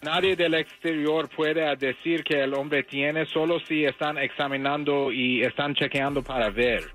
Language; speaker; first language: Spanish; early bilingual, heritage; English